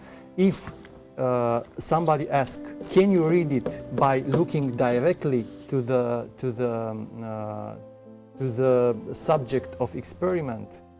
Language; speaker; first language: English; non-native, fluent; Romanian